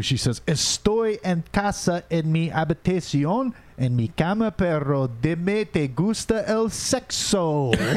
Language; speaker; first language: Spanish; non-native, learner; English